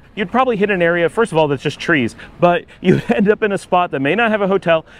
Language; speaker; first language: English; native; English